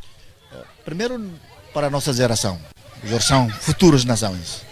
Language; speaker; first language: Portuguese; non-native, local second language; Tetum